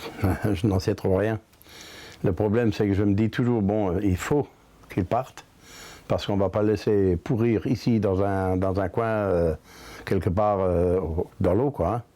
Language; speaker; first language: French; native; French